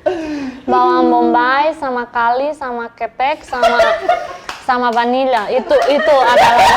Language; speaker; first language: Indonesian; non-native, fluent; Spanish